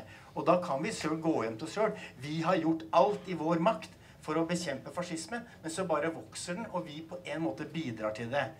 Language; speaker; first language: Norwegian; native; Norwegian